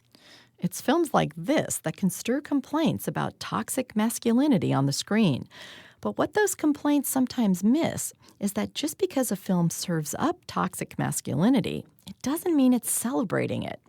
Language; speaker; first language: English; native; English